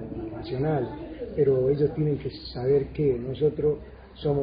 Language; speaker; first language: Spanish; native; Spanish